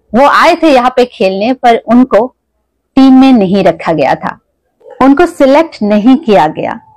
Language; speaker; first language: Hindi; non-native, local second language; Kok Borok